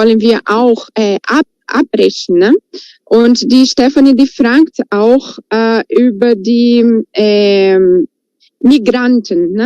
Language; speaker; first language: German; non-native, fluent; Portuguese